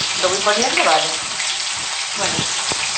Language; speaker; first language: Spanish; native; Spanish